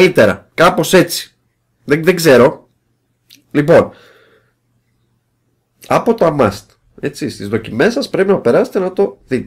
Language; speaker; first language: Greek; native; Greek